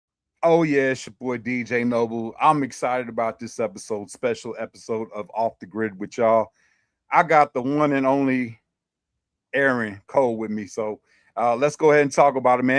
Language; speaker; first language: English; native; English